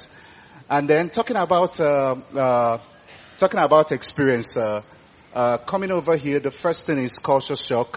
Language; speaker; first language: English; non-native, local second language; Igbo